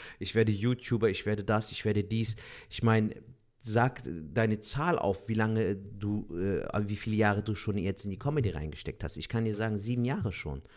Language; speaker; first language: German; early bilingual, other home language; Turkish